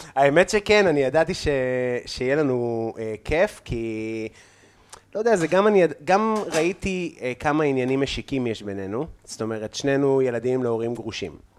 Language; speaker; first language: Hebrew; native; Hebrew